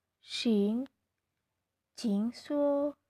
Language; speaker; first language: Chinese; non-native, learner; Indonesian